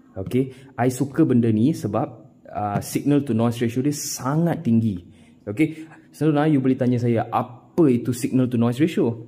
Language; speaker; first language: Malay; non-native, local second language; Tamil